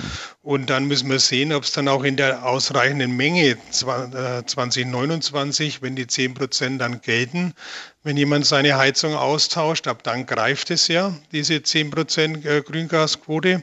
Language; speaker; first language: German; native; German